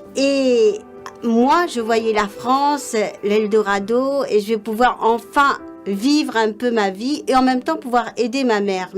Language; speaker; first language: French; non-native, local second language; Morisyen